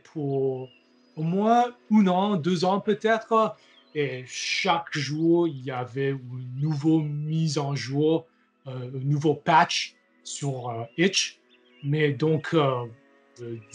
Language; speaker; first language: French; non-native, learner; English